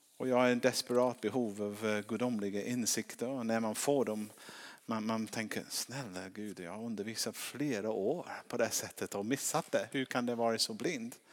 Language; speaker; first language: Swedish; non-native, fluent; English